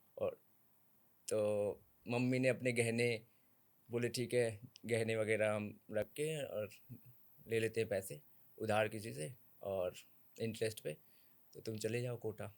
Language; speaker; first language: Hindi; native; Hindi